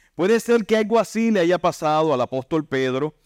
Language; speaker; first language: Spanish; native; Spanish